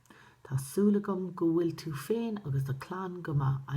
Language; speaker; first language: Irish; non-native, local second language; English